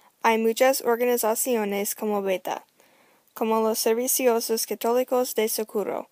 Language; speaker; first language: Spanish; non-native, learner; English